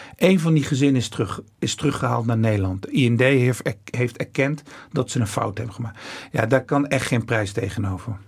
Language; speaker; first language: Dutch; early bilingual, other home language; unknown